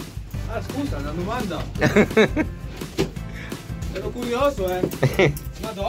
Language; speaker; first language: Italian; native; Italian